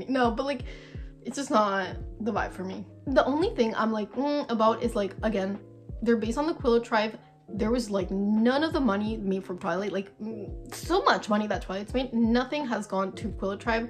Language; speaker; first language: English; native; English